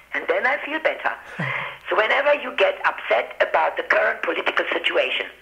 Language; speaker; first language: English; non-native, fluent; German